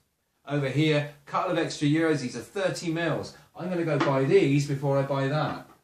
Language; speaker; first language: English; native; English